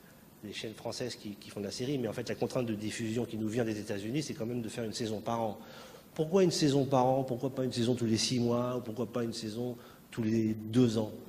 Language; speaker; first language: French; native; French